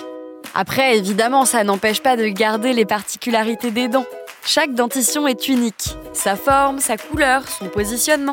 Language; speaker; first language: French; native; French